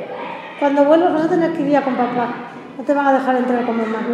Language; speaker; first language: Spanish; native; Spanish